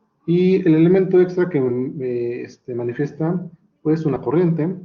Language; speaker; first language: Spanish; native; Spanish